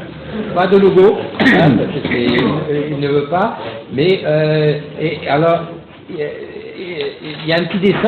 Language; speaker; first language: French; native; French